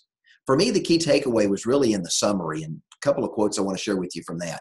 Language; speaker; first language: English; native; English